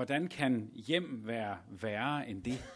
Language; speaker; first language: Danish; native; Danish